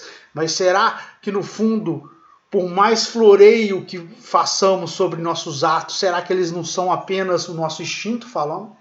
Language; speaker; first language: Portuguese; native; Portuguese